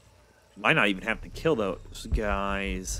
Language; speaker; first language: English; native; English